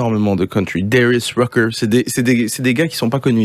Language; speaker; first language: French; native; French